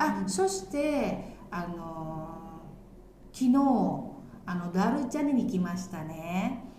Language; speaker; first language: Japanese; non-native, learner; Indonesian